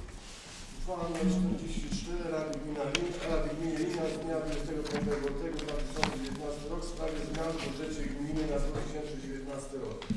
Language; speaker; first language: Polish; native; Polish